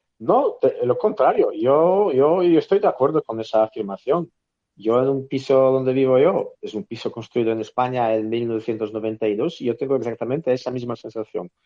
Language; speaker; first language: Spanish; non-native, fluent; Polish